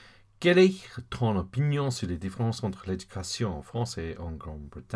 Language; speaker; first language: French; non-native, fluent; English